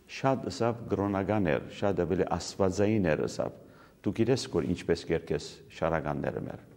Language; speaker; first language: Armenian; early bilingual, heritage; Armenian